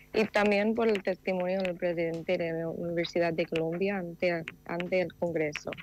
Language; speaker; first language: Spanish; non-native, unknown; English